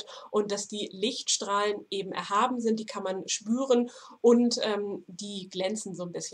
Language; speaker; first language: German; native; German